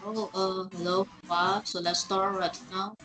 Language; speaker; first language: English; non-native, fluent; Vietnamese